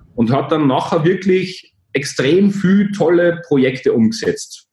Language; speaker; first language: German; native; German